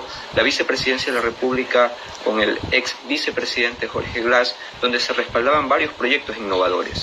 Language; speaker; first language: Spanish; native; Spanish